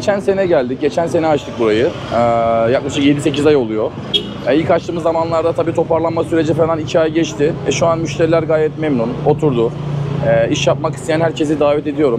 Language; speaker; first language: Turkish; native; Turkish